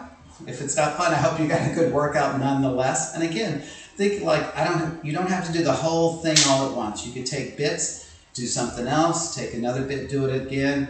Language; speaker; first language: English; native; English